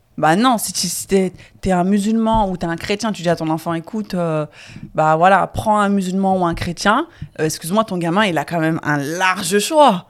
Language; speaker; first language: French; native; French